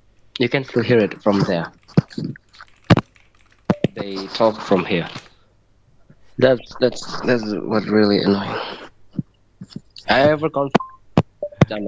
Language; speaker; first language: English; non-native, learner; Indonesian